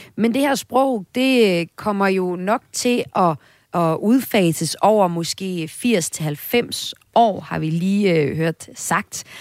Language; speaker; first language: Danish; native; Danish